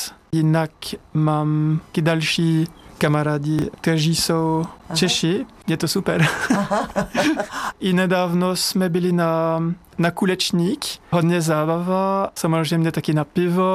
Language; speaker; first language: Czech; non-native, learner; French